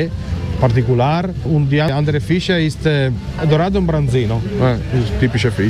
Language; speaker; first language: German; non-native, learner; Italian